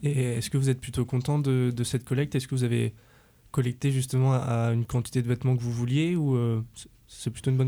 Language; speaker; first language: French; native; French